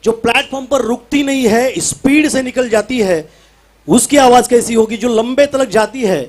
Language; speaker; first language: Hindi; non-native, local second language; Marathi